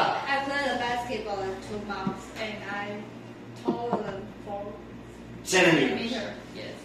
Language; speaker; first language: English; non-native, learner; Chinese